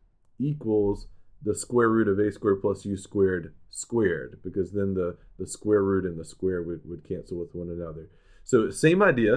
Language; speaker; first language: English; native; English